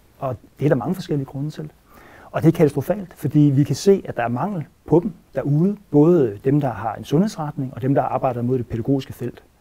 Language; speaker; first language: Danish; native; Danish